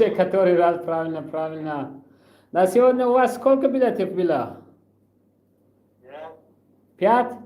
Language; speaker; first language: Russian; non-native, local second language; Tajik